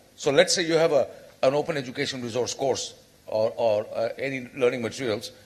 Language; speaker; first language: English; non-native, local second language; Bangla